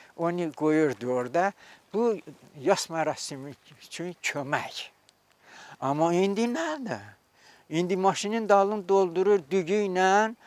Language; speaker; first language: Azerbaijani; non-native, local second language; Talysh